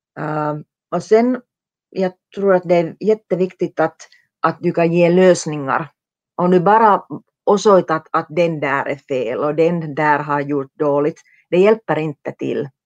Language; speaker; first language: Swedish; non-native, local second language; Finnish